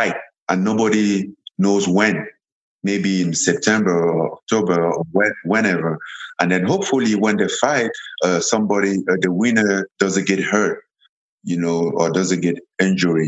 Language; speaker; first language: English; non-native, local second language; French